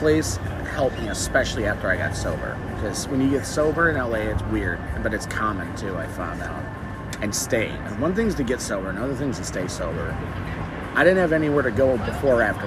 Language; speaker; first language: English; native; English